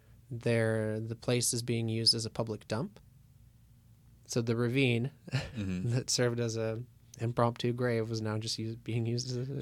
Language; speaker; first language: English; early bilingual, other home language; Russian